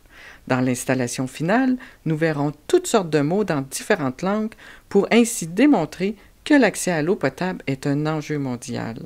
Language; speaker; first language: French; native; French